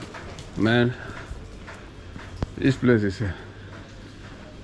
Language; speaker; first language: English; non-native, learner; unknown